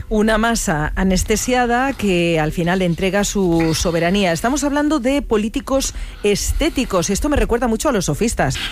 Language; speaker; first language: Spanish; native; Spanish